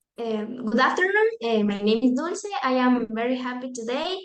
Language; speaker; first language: English; non-native, learner; Spanish